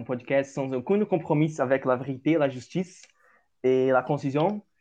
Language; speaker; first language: French; non-native, learner; Portuguese